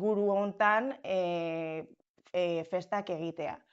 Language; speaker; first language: Basque; non-native, local second language; Spanish